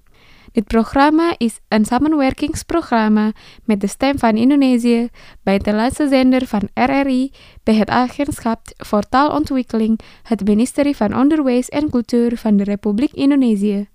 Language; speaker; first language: Dutch; non-native, fluent; Indonesian